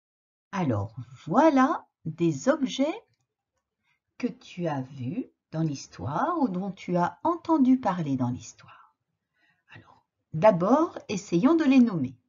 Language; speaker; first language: French; native; French